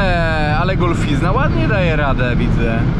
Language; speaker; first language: Polish; native; Polish